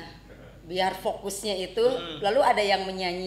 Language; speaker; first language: Indonesian; native; Indonesian